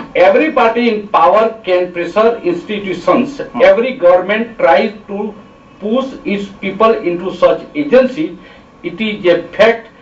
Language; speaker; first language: English; non-native, local second language; Gujarati